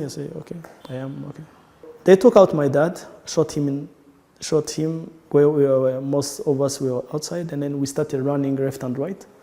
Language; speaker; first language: English; non-native, local second language; Kinyarwanda